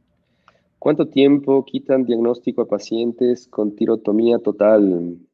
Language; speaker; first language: Spanish; native; Spanish